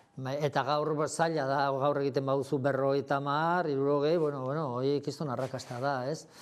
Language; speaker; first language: Basque; non-native, local second language; Spanish